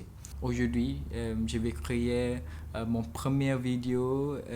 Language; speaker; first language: French; non-native, learner; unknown